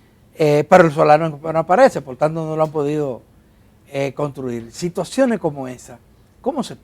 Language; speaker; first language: Spanish; native; Spanish